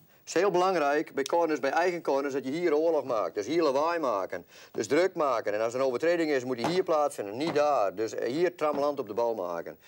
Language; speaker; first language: Dutch; non-native, local second language; Western Frisian